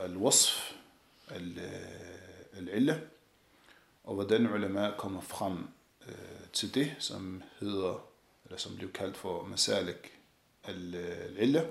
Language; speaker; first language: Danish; early bilingual, other home language; Arabic